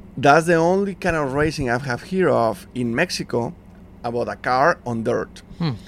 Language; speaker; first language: English; non-native, fluent; Spanish